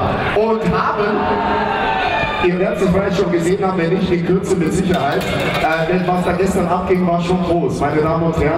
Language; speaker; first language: German; native; German